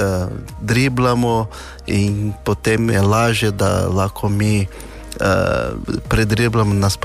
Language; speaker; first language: Slovenian; non-native, learner; Portuguese